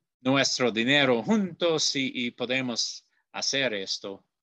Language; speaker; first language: Spanish; non-native, learner; English